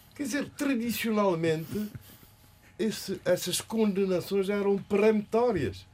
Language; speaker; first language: Portuguese; non-native, local second language; Kabuverdianu